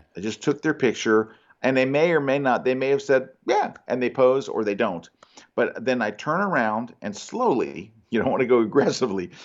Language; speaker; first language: English; early bilingual, other home language; Spanish